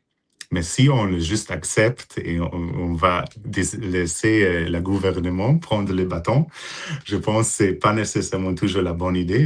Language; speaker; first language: French; non-native, fluent; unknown